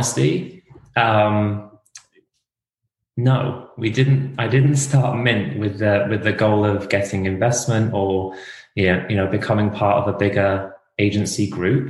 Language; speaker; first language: English; native; English